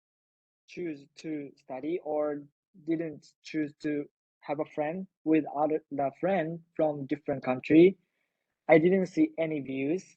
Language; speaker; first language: English; non-native, learner; Japanese